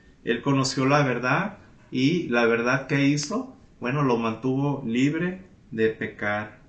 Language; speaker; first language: Spanish; native; Spanish